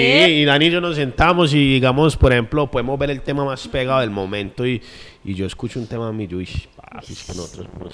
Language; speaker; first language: Spanish; native; Spanish